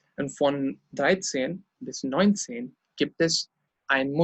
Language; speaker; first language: German; non-native, fluent; Hindi